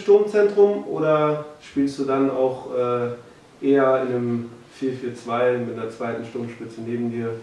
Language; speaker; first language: German; native; German